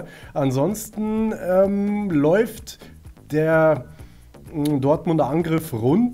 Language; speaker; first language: German; native; German